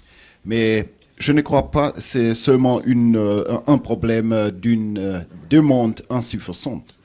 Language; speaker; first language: French; non-native, learner; German